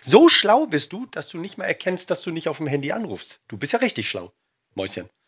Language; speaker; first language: German; native; German